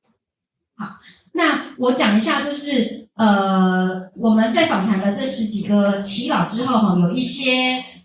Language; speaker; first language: Chinese; native; Chinese